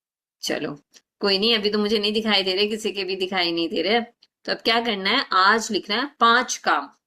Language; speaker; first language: Hindi; native; Hindi